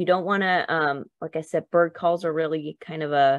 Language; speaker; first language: English; native; English